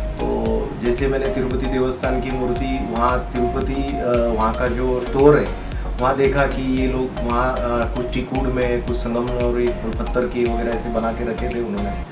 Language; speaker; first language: Hindi; non-native, local second language; Marathi